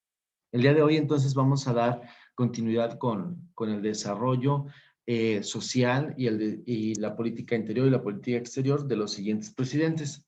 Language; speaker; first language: Spanish; native; Spanish